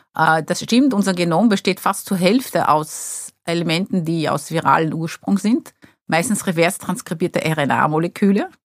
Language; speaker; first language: German; non-native, fluent; Portuguese